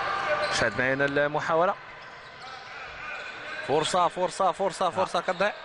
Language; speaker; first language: Arabic; native; Arabic